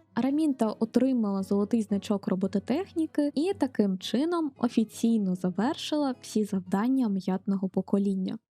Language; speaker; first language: Ukrainian; non-native, local second language; Russian